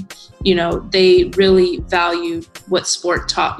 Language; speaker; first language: English; native; English